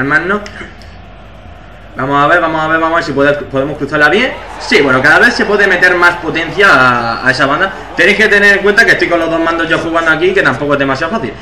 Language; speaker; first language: Spanish; native; Spanish